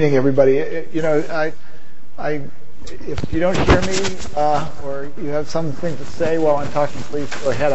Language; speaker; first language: English; native; English